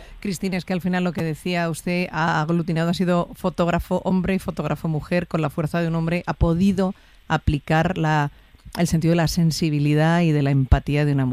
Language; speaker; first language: Spanish; native; Spanish